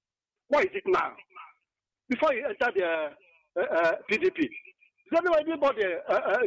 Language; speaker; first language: English; non-native, local second language; Igbo